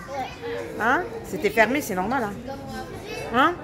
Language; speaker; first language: French; native; French